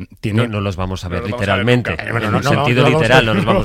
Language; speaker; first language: Spanish; native; Spanish